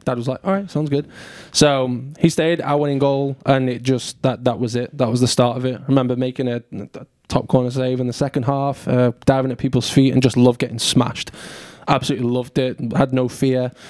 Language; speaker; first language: English; native; English